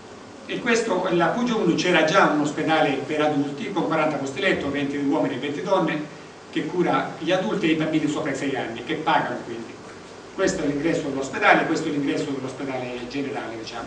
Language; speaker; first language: Italian; native; Italian